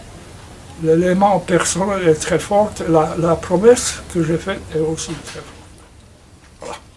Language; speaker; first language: French; non-native, fluent; Polish